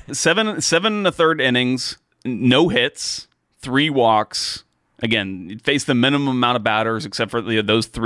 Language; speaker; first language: English; native; English